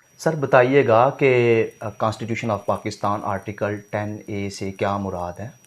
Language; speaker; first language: Urdu; non-native, local second language; Punjabi